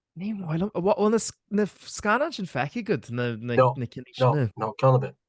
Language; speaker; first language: Irish; native; Irish